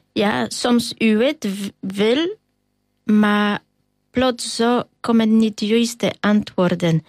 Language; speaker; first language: Dutch; non-native, fluent; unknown